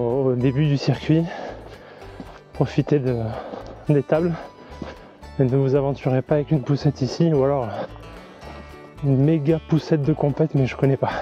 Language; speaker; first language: French; native; French